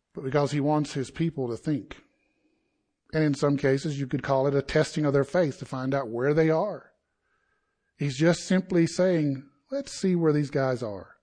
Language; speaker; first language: English; native; English